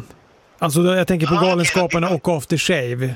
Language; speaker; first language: Swedish; native; Swedish